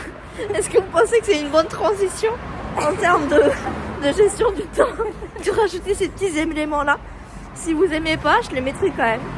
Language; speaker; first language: French; native; French